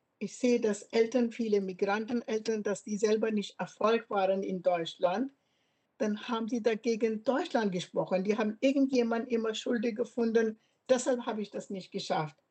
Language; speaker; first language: German; non-native, fluent; Punjabi